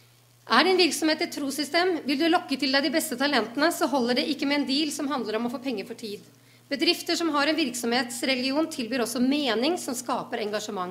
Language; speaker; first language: Norwegian; native; Norwegian